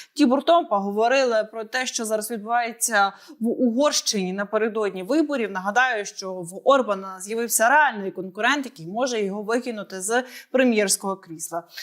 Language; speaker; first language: Ukrainian; native; Ukrainian